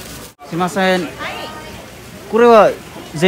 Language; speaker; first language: Japanese; non-native, learner; Filipino